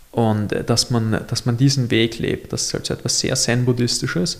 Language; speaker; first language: German; native; German